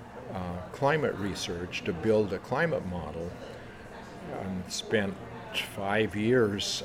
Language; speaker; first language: English; native; English